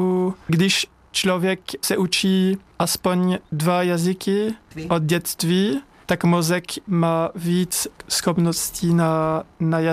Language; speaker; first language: Czech; non-native, learner; French